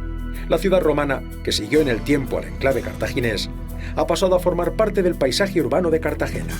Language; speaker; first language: Spanish; native; Spanish